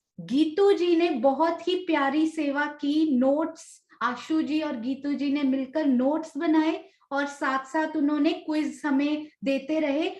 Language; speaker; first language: Hindi; native; Hindi